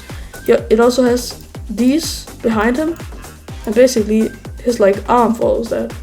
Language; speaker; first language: English; native; English